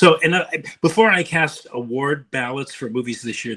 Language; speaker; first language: English; native; English